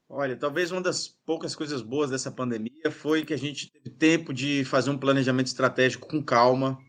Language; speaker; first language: Portuguese; native; Portuguese